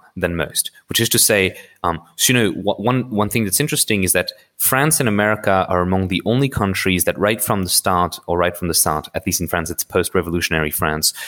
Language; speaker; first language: English; early bilingual, other home language; Arabic